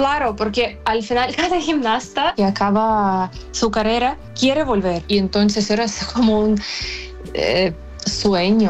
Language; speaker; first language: Spanish; non-native, fluent; Ukrainian